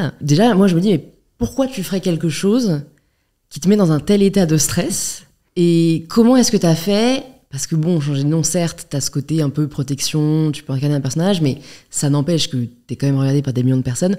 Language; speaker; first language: French; native; French